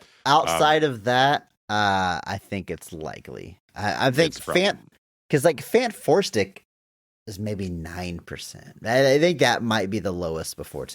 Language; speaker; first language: English; native; English